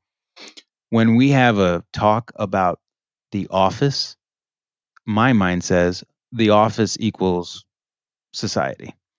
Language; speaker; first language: English; early bilingual, other home language; French